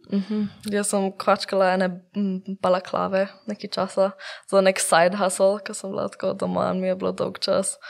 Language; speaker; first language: Slovenian; early bilingual, heritage; English